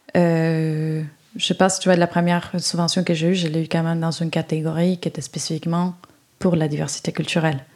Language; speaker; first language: French; non-native, fluent; Spanish